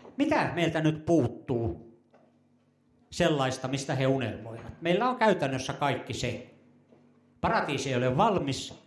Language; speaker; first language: Finnish; native; Finnish